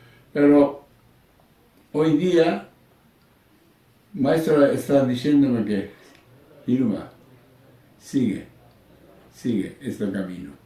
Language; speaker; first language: Spanish; non-native, learner; Japanese